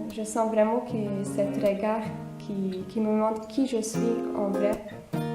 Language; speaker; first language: French; non-native, fluent; Hungarian